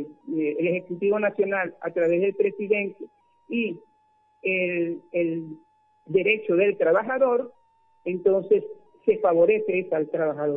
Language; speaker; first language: Spanish; native; Spanish